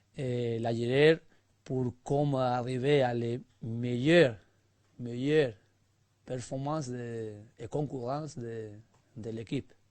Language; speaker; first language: French; non-native, learner; Spanish